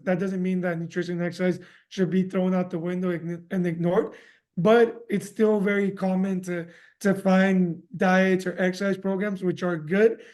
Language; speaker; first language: English; early bilingual, other home language; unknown